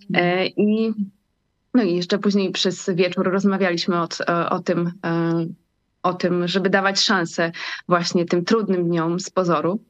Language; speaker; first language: Polish; native; Polish